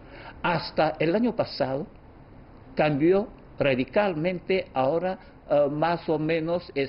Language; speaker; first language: Spanish; non-native, fluent; Chinese